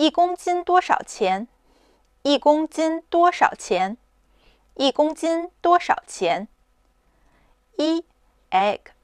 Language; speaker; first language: Chinese; non-native, fluent; Urdu